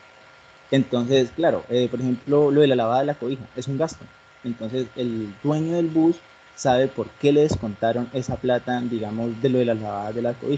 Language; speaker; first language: Spanish; native; Spanish